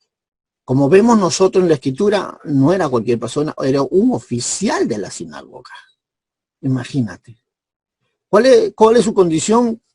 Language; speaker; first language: Spanish; native; Spanish